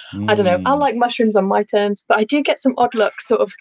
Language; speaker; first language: English; native; English